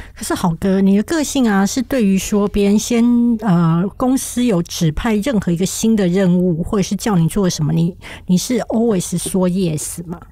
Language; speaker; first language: Chinese; native; Chinese